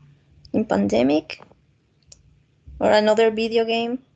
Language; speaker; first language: English; non-native, fluent; Spanish